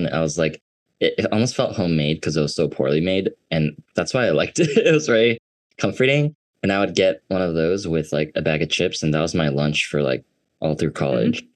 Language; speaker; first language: English; native; English